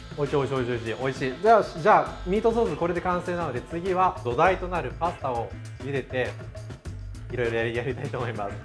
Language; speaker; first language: Japanese; non-native, fluent; Filipino